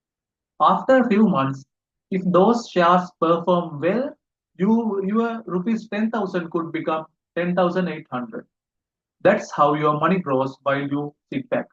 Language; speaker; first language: English; non-native, local second language; Sinhala